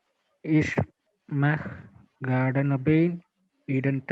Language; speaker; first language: German; non-native, learner; Malayalam